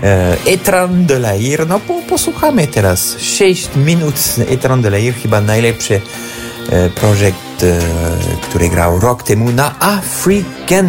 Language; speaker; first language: Polish; non-native, learner; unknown